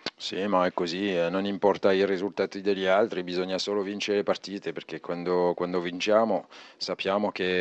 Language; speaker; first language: Italian; non-native, fluent; French